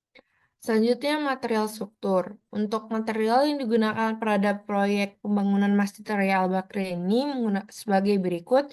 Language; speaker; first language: Indonesian; native; Indonesian